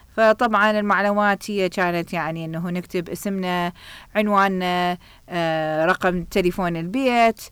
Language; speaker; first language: Arabic; early bilingual, heritage; Arabic